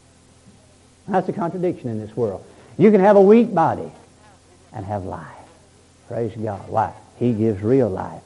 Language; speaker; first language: English; native; English